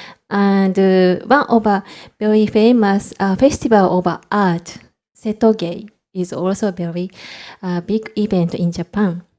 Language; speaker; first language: English; non-native, learner; Japanese